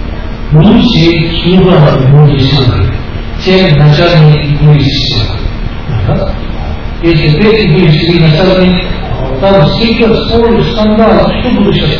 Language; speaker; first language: Russian; non-native, learner; Tibetan